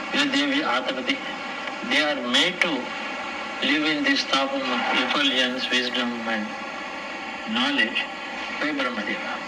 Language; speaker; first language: English; non-native, local second language; Telugu